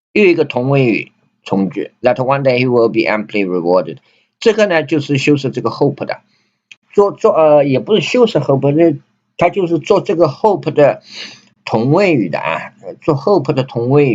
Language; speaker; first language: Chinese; native; Chinese